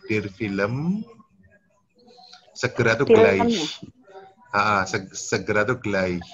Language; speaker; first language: German; non-native, fluent; Indonesian